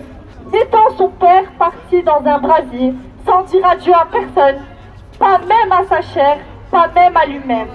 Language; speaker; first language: French; native; French